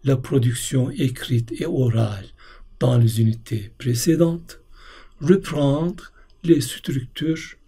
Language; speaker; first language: French; non-native, fluent; Turkish